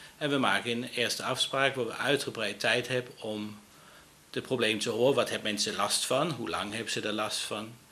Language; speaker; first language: Dutch; non-native, fluent; Danish